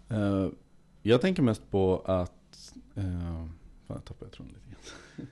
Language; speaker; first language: Swedish; native; Swedish